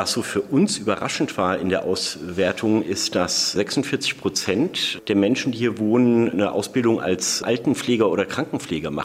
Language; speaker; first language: German; native; German